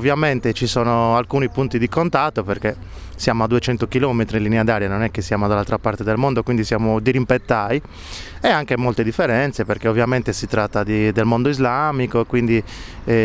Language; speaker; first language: Italian; native; Italian